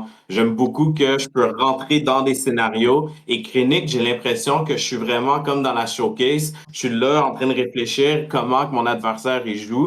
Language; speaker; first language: French; native; French